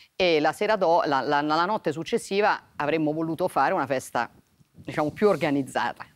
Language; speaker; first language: Italian; native; Italian